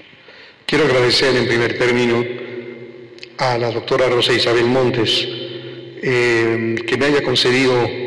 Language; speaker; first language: Spanish; native; Spanish